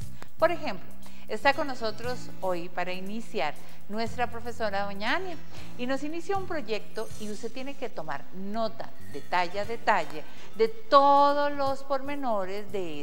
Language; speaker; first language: Spanish; native; Spanish